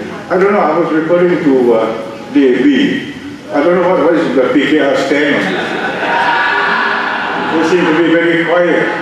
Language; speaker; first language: English; non-native, local second language; Malay